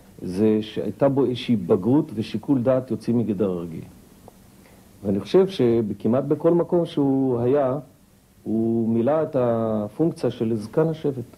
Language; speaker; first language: Hebrew; native; Hebrew